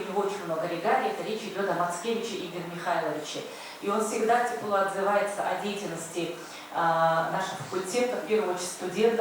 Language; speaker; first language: Russian; native; Russian